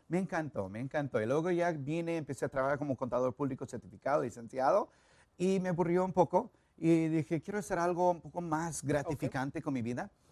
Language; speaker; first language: Spanish; non-native, fluent; English